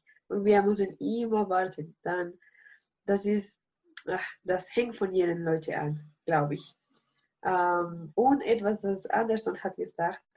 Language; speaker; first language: German; non-native, learner; Spanish